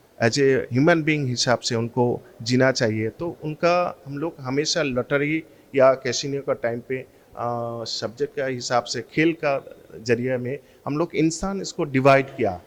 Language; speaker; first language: Hindi; non-native, local second language; Assamese